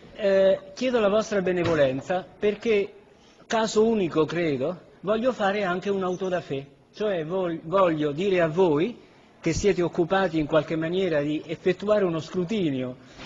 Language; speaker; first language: Italian; native; Italian